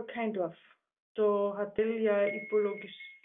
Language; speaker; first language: Greek; non-native, learner; German